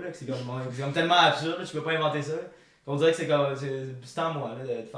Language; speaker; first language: French; native; French